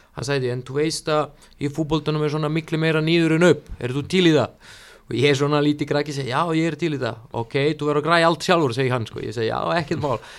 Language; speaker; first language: Icelandic; non-native, fluent; Serbian